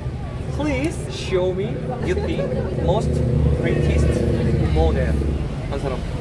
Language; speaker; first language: English; non-native, learner; Korean